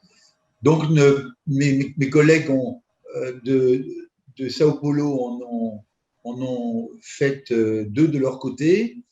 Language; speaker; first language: French; native; French